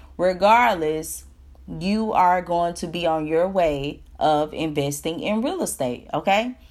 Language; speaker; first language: English; native; English